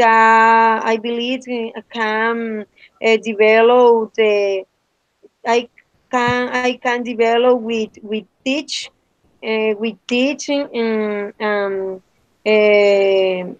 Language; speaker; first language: English; non-native, learner; Spanish